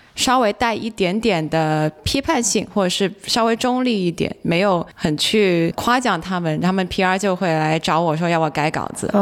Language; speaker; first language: Chinese; non-native, local second language; Cantonese